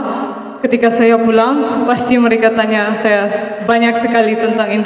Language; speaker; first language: Indonesian; non-native, fluent; Maranao